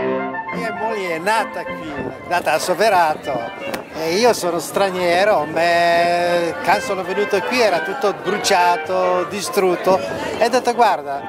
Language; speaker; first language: Italian; non-native, fluent; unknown